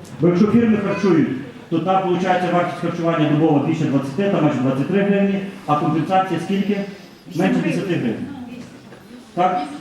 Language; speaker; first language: Ukrainian; native; Ukrainian